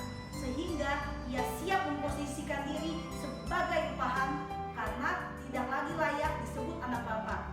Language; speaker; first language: Indonesian; native; Indonesian